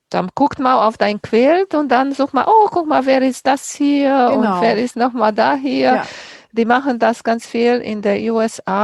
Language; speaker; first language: German; non-native, fluent; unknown